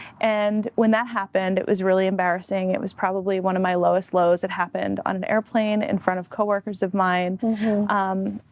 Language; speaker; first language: English; native; English